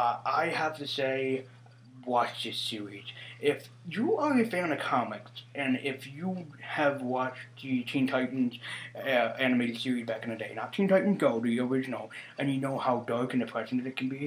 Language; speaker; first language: English; native; English